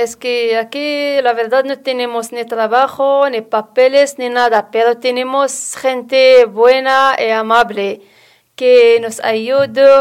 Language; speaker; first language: Spanish; non-native, learner; Arabic